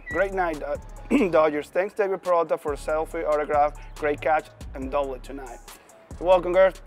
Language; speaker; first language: English; non-native, fluent; Spanish